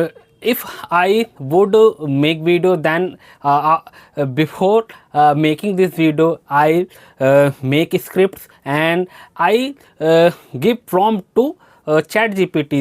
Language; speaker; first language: English; non-native, learner; Hindi